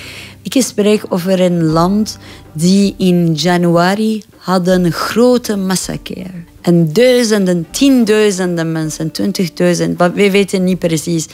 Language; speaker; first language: Dutch; non-native, fluent; Persian